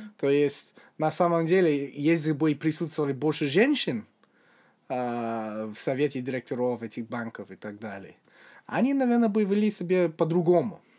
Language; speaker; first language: Russian; non-native, fluent; English